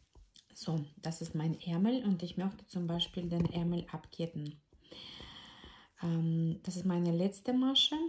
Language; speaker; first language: German; non-native, fluent; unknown